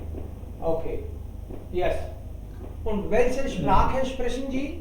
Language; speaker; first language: German; non-native, fluent; Hindi